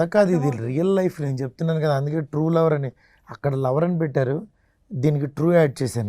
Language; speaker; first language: Telugu; native; Telugu